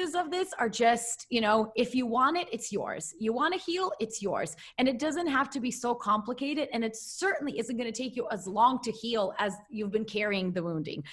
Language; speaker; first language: English; early bilingual, other home language; Russian